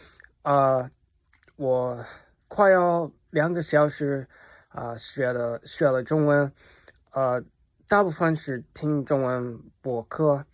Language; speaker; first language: Chinese; non-native, learner; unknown